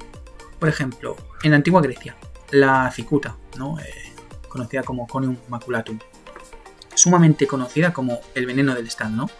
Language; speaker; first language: Spanish; native; Spanish